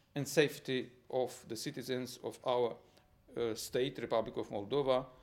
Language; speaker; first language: English; non-native, fluent; Romanian